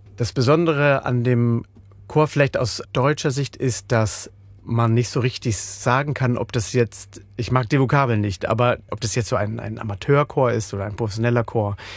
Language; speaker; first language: German; native; German